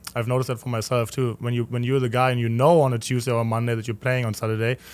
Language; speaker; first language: English; non-native, fluent; German